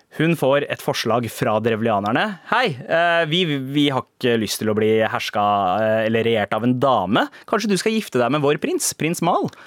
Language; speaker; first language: Norwegian; early bilingual, other home language; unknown